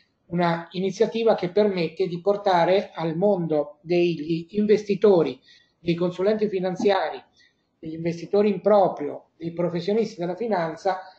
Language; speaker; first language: Italian; native; Italian